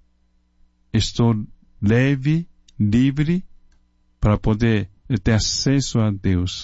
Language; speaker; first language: Portuguese; non-native, fluent; Chinese